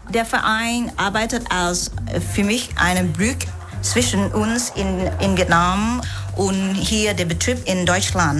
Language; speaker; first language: German; non-native, learner; Vietnamese